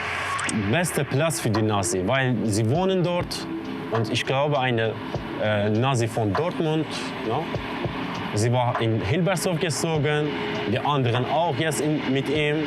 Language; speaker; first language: German; non-native, learner; Kurdish